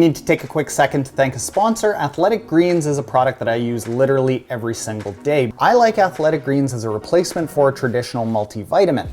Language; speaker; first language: English; native; English